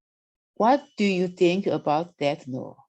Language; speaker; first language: English; non-native, learner; Chinese